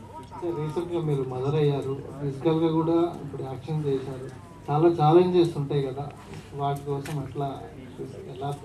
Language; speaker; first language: Telugu; native; Telugu